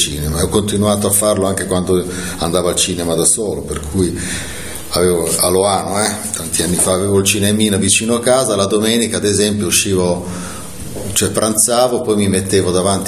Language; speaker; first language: Italian; native; Italian